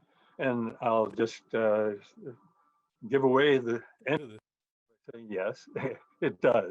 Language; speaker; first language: English; native; English